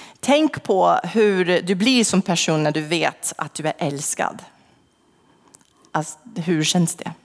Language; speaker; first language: Swedish; non-native, fluent; English